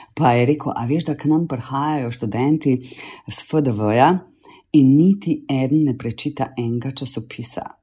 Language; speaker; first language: Slovenian; native; Slovenian